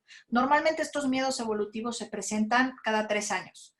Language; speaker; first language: Spanish; native; Spanish